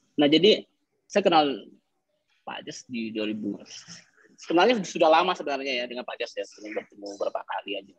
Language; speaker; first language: Indonesian; non-native, local second language; Minangkabau